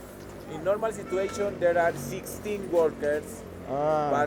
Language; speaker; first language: English; non-native, learner; Spanish